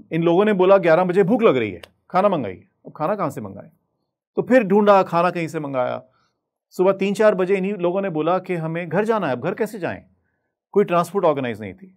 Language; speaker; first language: Hindi; native; Hindi